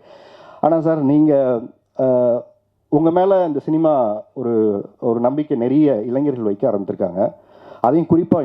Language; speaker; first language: Tamil; native; Tamil